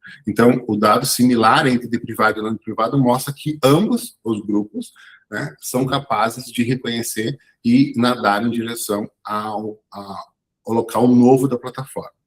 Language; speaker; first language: Portuguese; native; Portuguese